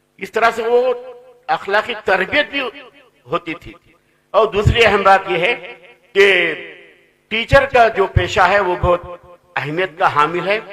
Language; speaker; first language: Urdu; native; Urdu